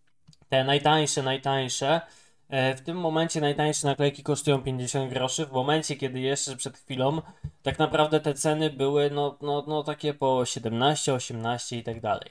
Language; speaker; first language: Polish; native; Polish